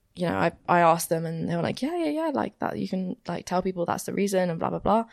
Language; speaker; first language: English; native; English